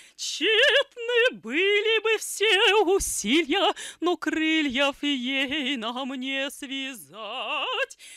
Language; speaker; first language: Russian; native; Russian